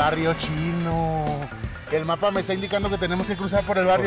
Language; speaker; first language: Spanish; native; Spanish